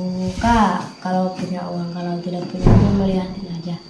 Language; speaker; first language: Indonesian; non-native, local second language; Sundanese